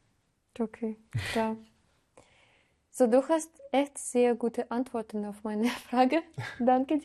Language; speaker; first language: German; non-native, fluent; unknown